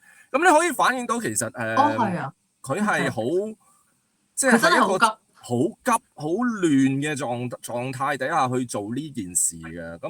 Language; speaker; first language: Cantonese; native; Cantonese